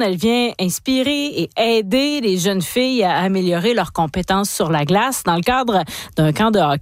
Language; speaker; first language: French; native; French